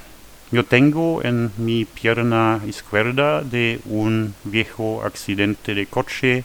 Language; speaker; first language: Spanish; non-native, learner; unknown